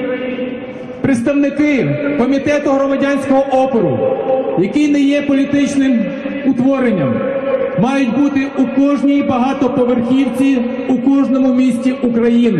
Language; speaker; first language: Ukrainian; native; Ukrainian